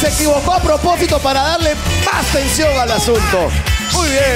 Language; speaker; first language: Spanish; native; Spanish